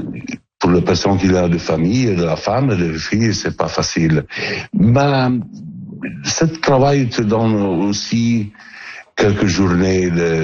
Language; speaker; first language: French; non-native, learner; Italian